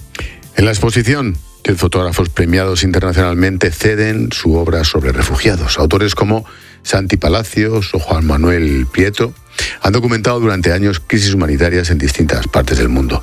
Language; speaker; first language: Spanish; native; Spanish